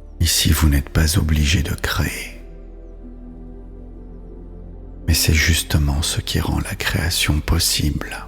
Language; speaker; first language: French; native; French